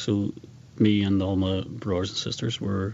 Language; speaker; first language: English; native; English